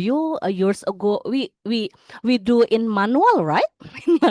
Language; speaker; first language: English; non-native, learner; Indonesian